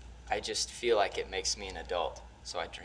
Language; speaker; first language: English; native; English